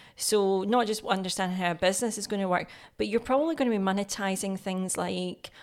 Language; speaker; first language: English; native; English